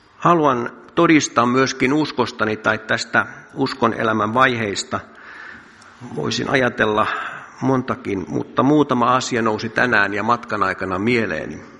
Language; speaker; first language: Finnish; native; Finnish